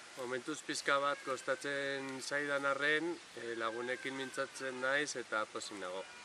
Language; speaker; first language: Basque; non-native, local second language; Spanish